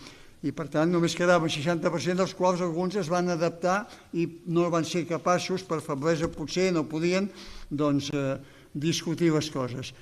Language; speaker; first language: Catalan; native; Catalan